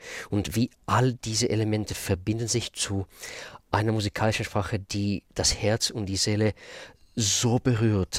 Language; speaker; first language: German; non-native, fluent; Russian